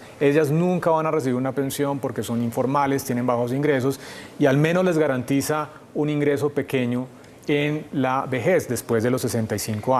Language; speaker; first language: Spanish; native; Spanish